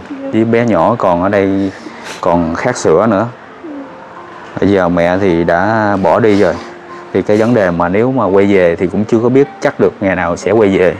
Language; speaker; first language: Vietnamese; native; Vietnamese